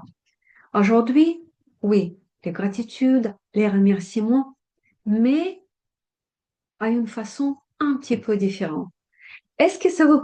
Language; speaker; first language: French; non-native, fluent; Russian